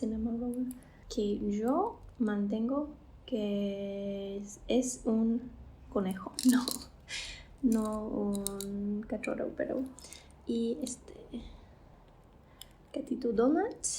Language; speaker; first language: Spanish; non-native, fluent; English